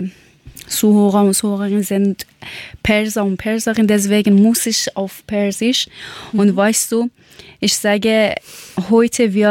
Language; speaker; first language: German; non-native, learner; Persian